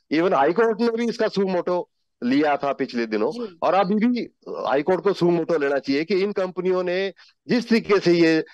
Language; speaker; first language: Hindi; native; Hindi